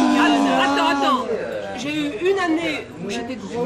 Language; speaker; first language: French; native; French